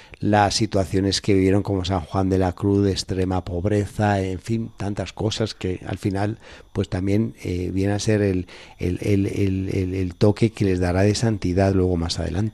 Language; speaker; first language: Spanish; native; Spanish